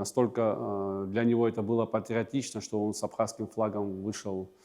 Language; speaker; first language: Russian; native; Russian